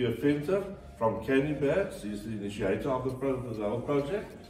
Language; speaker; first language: English; non-native, local second language; Afrikaans